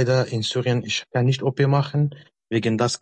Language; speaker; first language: German; non-native, learner; Kurdish